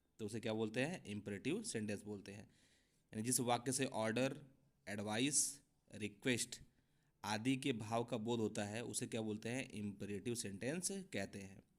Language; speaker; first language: Hindi; native; Hindi